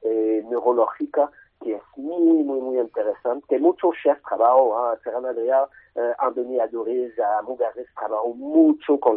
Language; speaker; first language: Spanish; non-native, learner; French